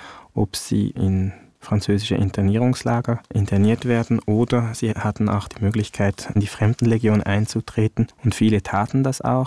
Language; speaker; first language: German; early bilingual, other home language; Vietnamese